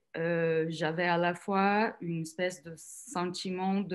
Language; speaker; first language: French; non-native, fluent; Portuguese